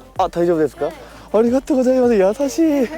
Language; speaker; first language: Japanese; non-native, learner; Korean